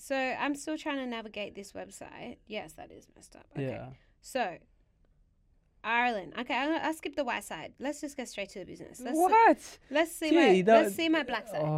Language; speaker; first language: English; native; English